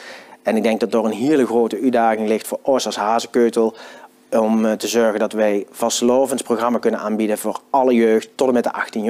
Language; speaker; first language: Dutch; native; Dutch